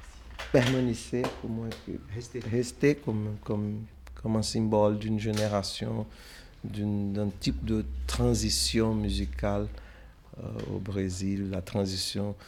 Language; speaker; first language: French; non-native, fluent; Portuguese